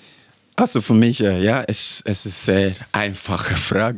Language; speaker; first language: German; non-native, learner; English